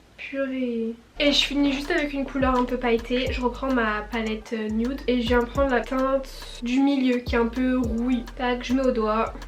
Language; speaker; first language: French; native; French